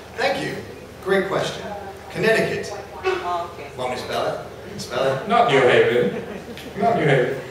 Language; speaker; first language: English; native; English